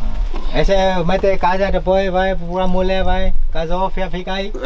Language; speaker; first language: Portuguese; non-native, learner; Vietnamese